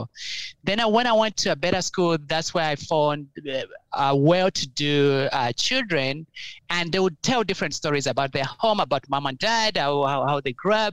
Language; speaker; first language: English; non-native, local second language; Ganda